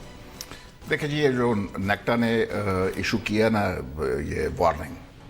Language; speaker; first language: Urdu; native; Urdu